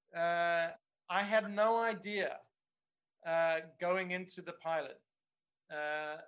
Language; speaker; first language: English; native; English